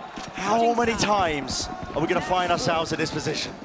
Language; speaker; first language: English; native; English